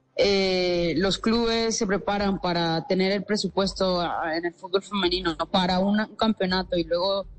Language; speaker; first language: Spanish; native; Spanish